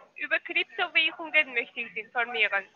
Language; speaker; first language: German; non-native, learner; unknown